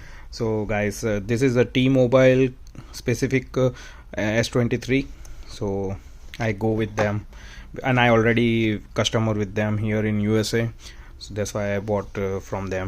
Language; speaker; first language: English; non-native, fluent; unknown